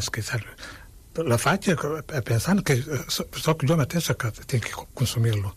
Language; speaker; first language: Catalan; non-native, fluent; Wolof